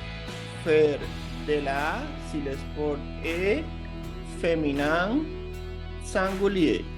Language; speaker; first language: French; non-native, fluent; Portuguese